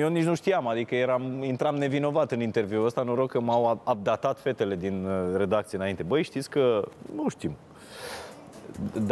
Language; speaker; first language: Romanian; native; Romanian